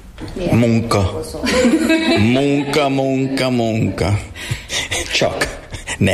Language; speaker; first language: Hungarian; non-native, learner; English